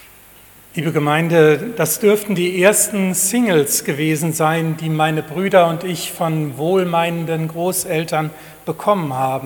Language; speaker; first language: German; native; German